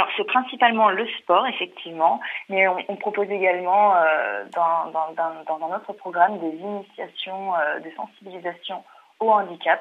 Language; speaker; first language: French; native; French